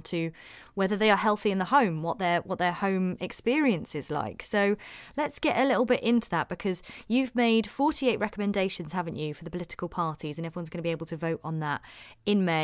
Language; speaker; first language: English; native; English